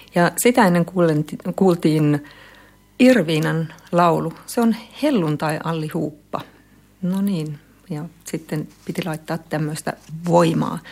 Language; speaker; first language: Finnish; native; Finnish